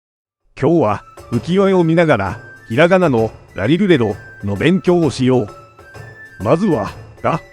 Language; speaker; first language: Japanese; native; Japanese